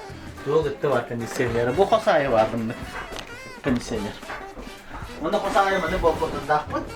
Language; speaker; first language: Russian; non-native, local second language; Yakut